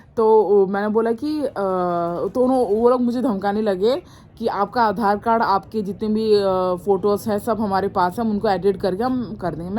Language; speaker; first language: Hindi; non-native, local second language; Mizo